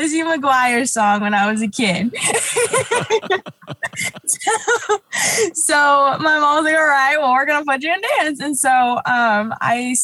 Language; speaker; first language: English; native; English